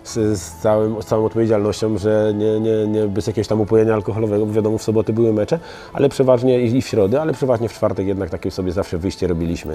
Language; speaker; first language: Polish; native; Polish